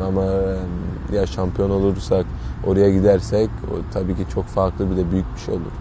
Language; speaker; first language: Turkish; early bilingual, heritage; Turkish